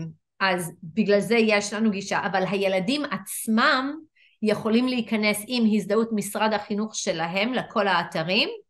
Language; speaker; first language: Hebrew; non-native, fluent; English